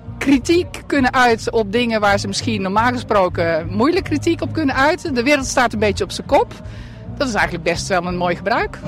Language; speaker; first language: Dutch; native; Dutch